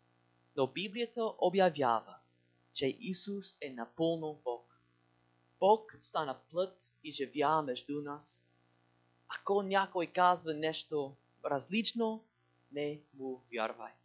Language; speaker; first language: Bulgarian; non-native, learner; English